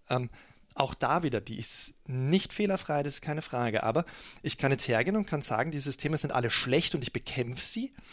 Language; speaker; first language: German; native; German